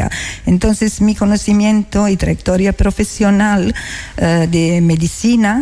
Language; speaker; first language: Spanish; non-native, learner; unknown